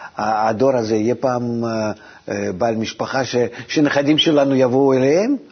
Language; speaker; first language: Hebrew; non-native, fluent; Russian